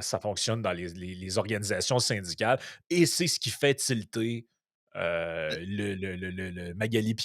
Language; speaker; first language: French; native; French